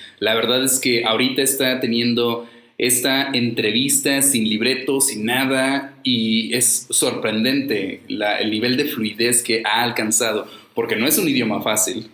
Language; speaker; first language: Spanish; native; Spanish